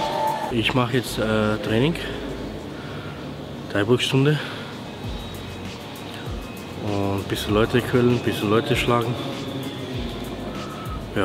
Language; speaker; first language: German; non-native, learner; Armenian